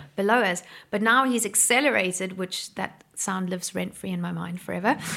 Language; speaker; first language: English; native; English